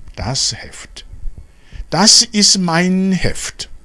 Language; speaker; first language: German; non-native, fluent; Rundi